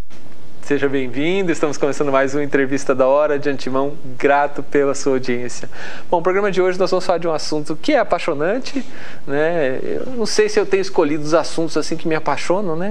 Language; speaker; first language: Portuguese; native; Portuguese